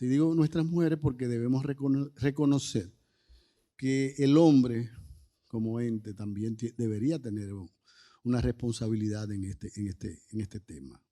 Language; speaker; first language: Spanish; native; Spanish